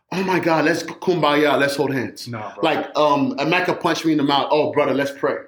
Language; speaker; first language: English; native; English